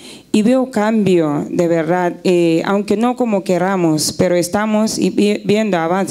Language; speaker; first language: Spanish; non-native, fluent; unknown